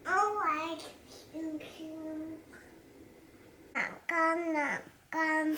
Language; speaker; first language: Chinese; early bilingual, heritage; Chinese